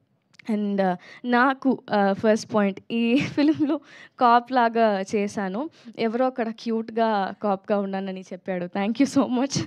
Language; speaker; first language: Telugu; non-native, learner; Tamil